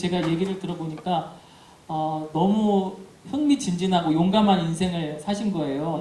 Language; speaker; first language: Korean; native; Korean